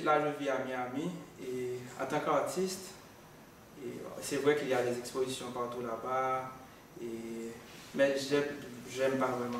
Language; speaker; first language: French; non-native, local second language; Haitian Creole